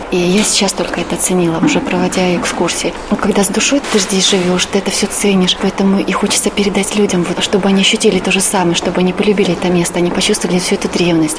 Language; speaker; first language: Russian; native; Russian